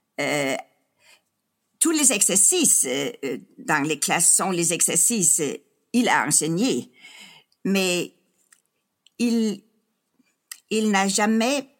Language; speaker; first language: French; non-native, fluent; Danish